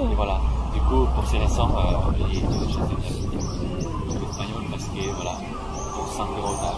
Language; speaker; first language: French; non-native, fluent; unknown